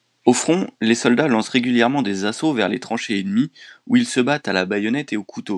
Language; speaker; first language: French; native; French